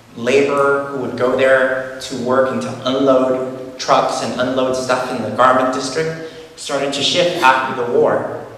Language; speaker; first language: English; native; English